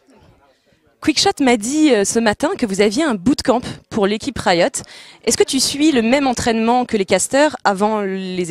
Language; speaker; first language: French; native; French